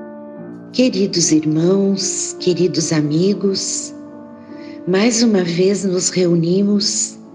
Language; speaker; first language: Portuguese; native; Portuguese